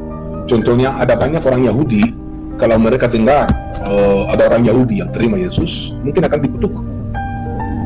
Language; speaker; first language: Indonesian; non-native, fluent; Hebrew